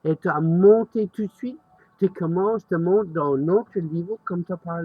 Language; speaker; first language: French; non-native, learner; English